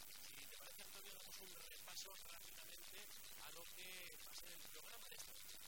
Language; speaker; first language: Spanish; native; Spanish